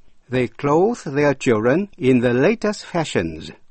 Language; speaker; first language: English; non-native, fluent; Vietnamese